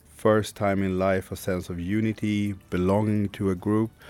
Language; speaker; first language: English; non-native, fluent; Swedish